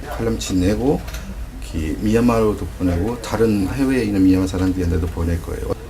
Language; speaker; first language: Korean; non-native, fluent; Burmese